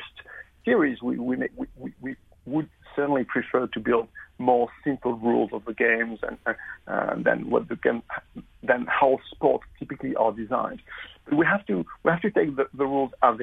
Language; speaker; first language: English; non-native, fluent; French